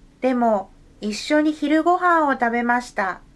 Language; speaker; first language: Japanese; non-native, fluent; Indonesian